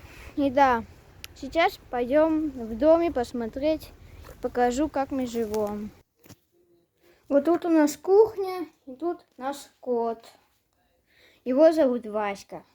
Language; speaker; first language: Russian; early bilingual, heritage; Russian